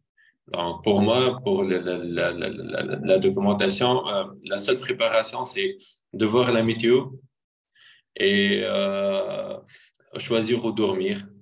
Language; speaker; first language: French; non-native, fluent; Arabic